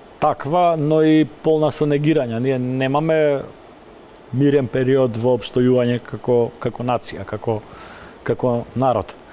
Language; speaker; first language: Macedonian; native; Macedonian